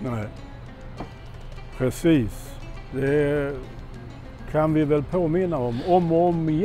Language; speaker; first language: Swedish; non-native, fluent; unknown